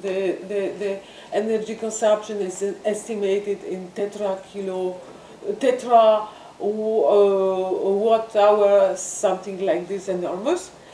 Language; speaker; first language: English; non-native, fluent; French